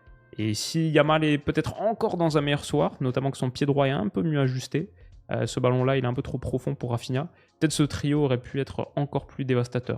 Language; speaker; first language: French; native; French